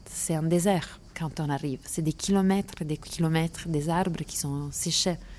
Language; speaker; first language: French; non-native, fluent; Italian